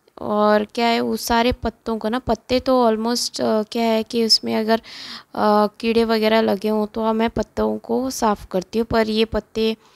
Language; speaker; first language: Hindi; non-native, local second language; Konkani